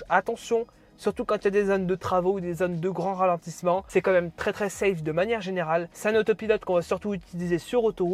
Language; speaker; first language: French; native; French